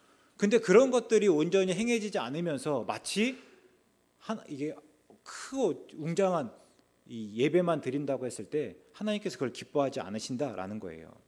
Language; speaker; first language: Korean; native; Korean